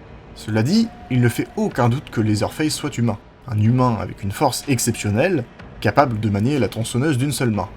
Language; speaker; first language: French; native; French